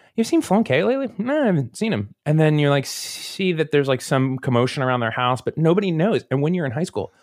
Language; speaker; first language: English; native; English